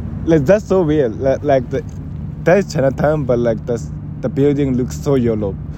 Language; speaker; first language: English; non-native, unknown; Japanese